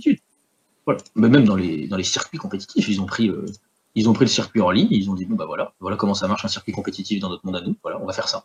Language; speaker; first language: French; native; French